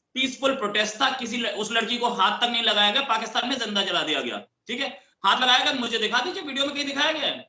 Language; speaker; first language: Hindi; native; Hindi